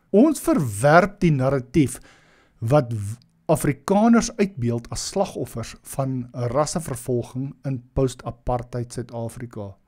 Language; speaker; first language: Afrikaans; non-native, local second language; English